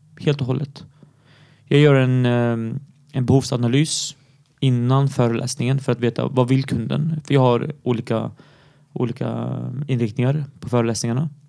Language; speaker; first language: Swedish; early bilingual, other home language; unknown